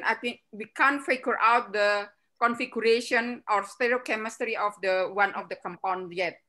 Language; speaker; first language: English; non-native, fluent; Javanese